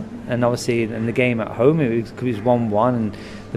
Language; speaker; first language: English; native; English